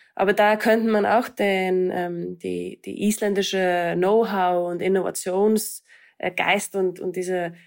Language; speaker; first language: German; non-native, fluent; Icelandic